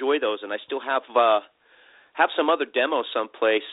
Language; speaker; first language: English; native; English